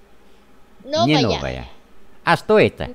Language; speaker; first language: Russian; non-native, fluent; Vietnamese